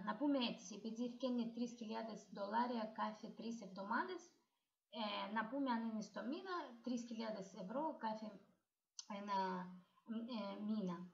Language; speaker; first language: Greek; non-native, learner; Russian